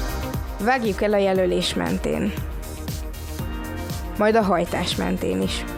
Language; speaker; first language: Hungarian; native; Hungarian